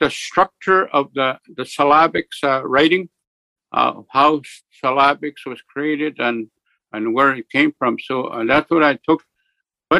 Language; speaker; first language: English; native; English